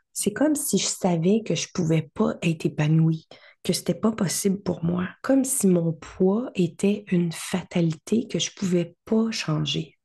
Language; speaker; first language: French; native; French